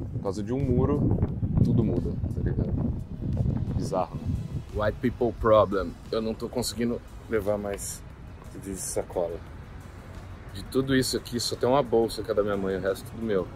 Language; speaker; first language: Portuguese; native; Portuguese